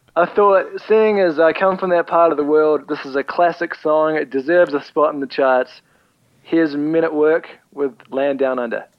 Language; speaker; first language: English; native; English